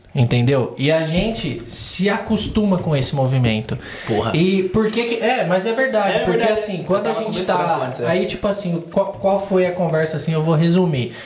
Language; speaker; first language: Portuguese; native; Portuguese